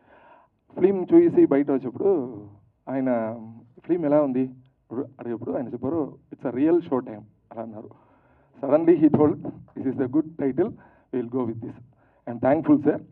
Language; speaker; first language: Telugu; non-native, local second language; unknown